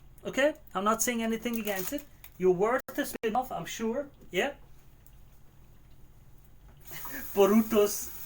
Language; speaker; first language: English; non-native, fluent; German